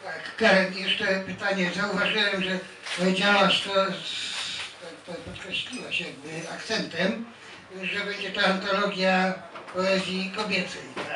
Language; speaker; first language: Polish; native; Polish